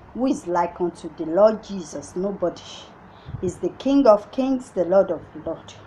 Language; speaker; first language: English; non-native, local second language; Yoruba